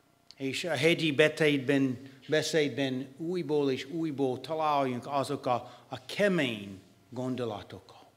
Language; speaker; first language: Hungarian; non-native, fluent; English